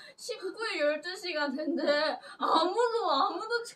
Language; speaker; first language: Korean; early bilingual, heritage; Korean